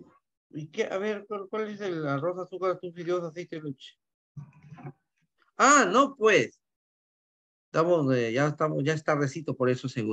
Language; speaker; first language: Spanish; native; Spanish